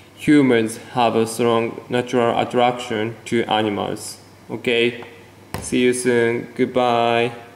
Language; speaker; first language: English; non-native, fluent; Japanese